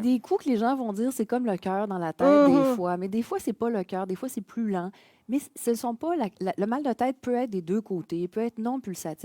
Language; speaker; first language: French; native; French